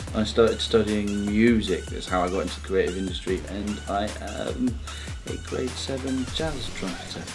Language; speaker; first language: English; native; English